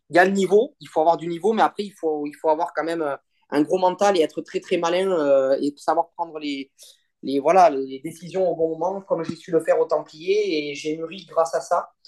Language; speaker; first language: French; native; French